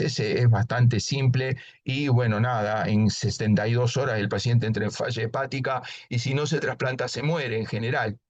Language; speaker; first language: Spanish; native; Spanish